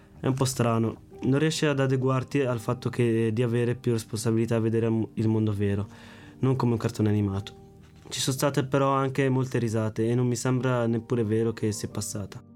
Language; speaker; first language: Italian; early bilingual, other home language; Arabic